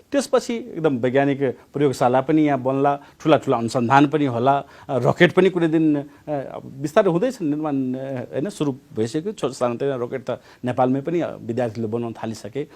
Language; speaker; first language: Nepali; non-native, local second language; Maithili